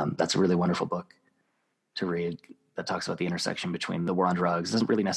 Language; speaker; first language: English; native; English